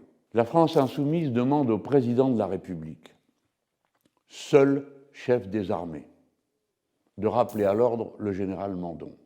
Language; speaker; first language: French; native; French